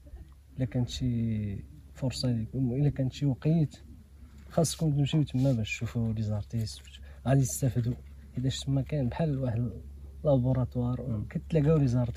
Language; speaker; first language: Arabic; native; Arabic